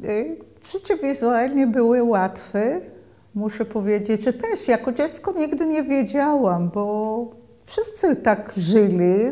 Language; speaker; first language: Polish; early bilingual, heritage; Polish